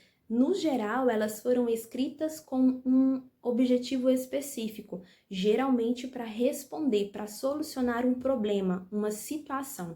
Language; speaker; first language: Portuguese; native; Portuguese